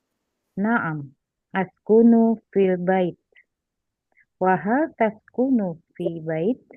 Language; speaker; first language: Arabic; non-native, learner; Indonesian